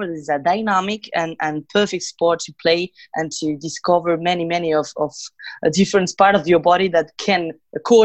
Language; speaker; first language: English; non-native, fluent; Spanish